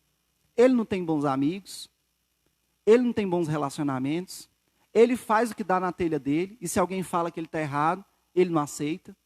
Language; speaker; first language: Portuguese; native; Portuguese